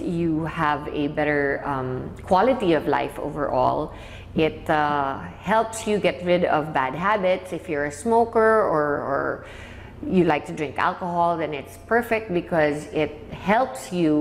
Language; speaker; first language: English; non-native, local second language; Filipino